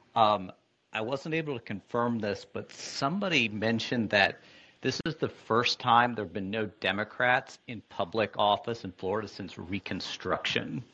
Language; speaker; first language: English; native; English